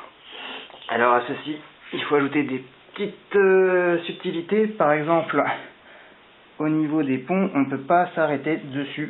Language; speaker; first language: French; native; French